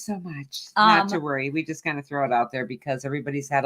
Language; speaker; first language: English; native; English